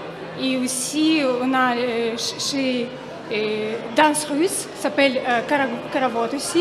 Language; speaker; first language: French; non-native, fluent; Russian